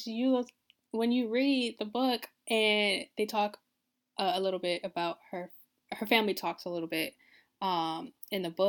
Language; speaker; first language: English; native; English